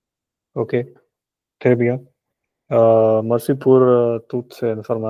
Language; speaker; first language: French; non-native, learner; Punjabi